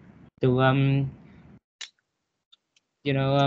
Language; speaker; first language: English; non-native, learner; Vietnamese